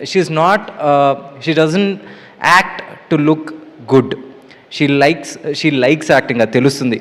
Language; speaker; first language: Telugu; native; Telugu